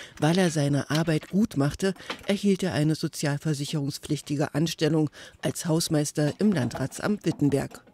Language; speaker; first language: German; native; German